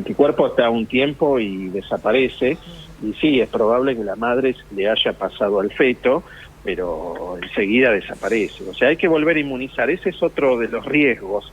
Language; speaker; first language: Spanish; native; Spanish